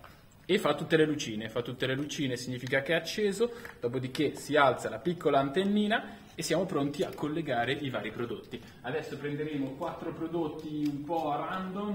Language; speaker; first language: Italian; native; Italian